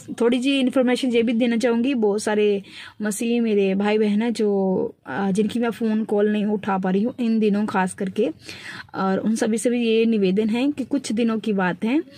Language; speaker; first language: Hindi; non-native, local second language; Punjabi